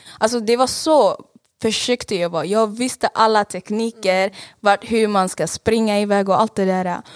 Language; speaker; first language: Swedish; non-native, fluent; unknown